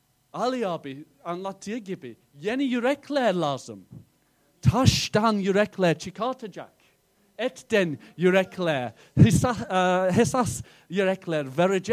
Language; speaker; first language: Turkish; non-native, fluent; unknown